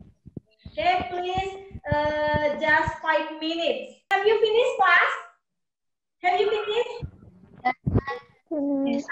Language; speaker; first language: English; non-native, learner; Indonesian